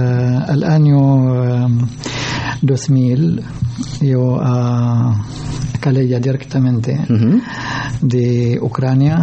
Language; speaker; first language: Spanish; non-native, learner; Arabic